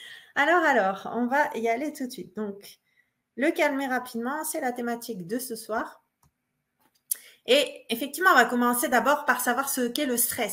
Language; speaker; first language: French; native; French